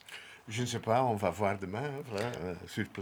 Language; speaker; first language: French; non-native, local second language; Dutch